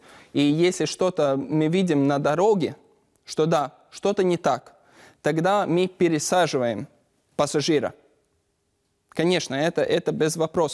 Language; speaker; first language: Russian; non-native, learner; Latvian